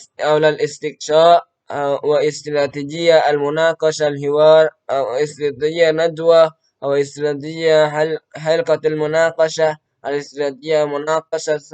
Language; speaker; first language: Arabic; non-native, learner; Indonesian